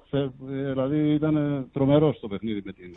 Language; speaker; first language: Greek; native; Greek